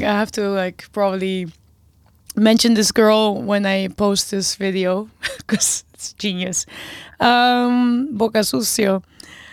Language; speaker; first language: English; non-native, fluent; Spanish